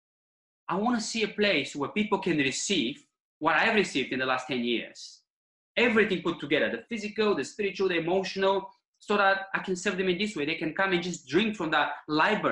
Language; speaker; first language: English; non-native, fluent; Bulgarian